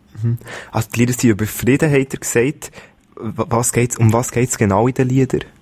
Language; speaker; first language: German; native; German